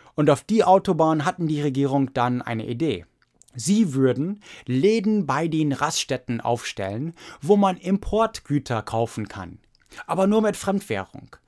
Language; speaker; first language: German; non-native, fluent; English